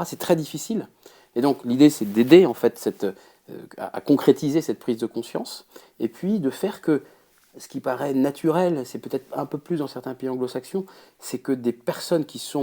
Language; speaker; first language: French; native; French